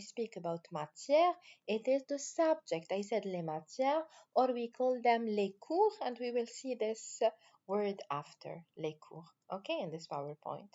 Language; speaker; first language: English; non-native, fluent; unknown